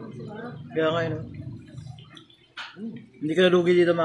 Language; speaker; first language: Filipino; native; Filipino